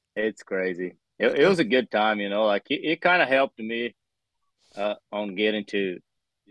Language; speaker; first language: English; non-native, fluent; Portuguese